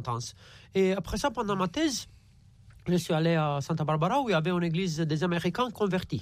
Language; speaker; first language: French; non-native, fluent; Romanian